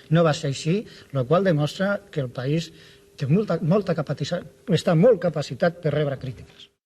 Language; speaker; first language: Catalan; non-native, local second language; Spanish